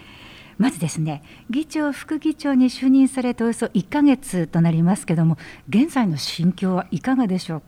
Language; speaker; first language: Japanese; native; Japanese